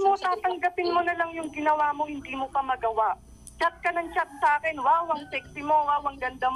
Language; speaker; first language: Filipino; native; Filipino